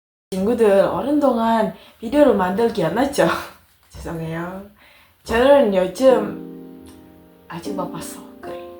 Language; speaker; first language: Korean; non-native, learner; Indonesian